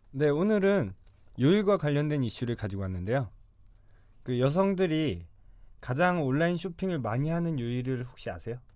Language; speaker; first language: Korean; native; Korean